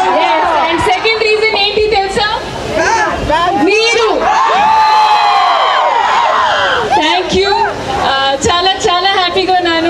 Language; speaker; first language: Telugu; non-native, learner; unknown